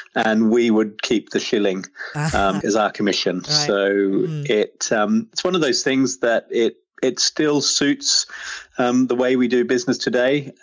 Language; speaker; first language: English; native; English